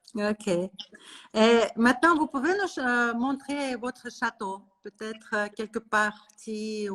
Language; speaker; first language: French; non-native, learner; Russian